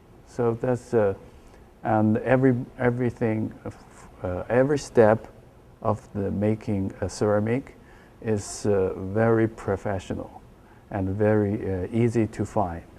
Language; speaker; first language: English; non-native, learner; Chinese